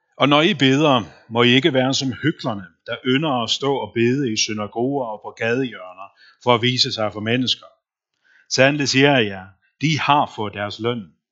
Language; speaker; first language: Danish; non-native, local second language; Faroese